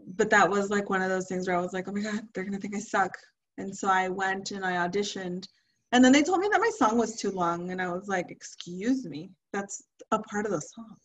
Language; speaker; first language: English; early bilingual, other home language; Spanish